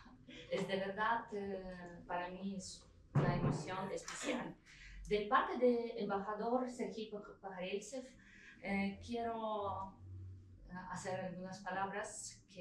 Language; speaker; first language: Spanish; non-native, fluent; Ukrainian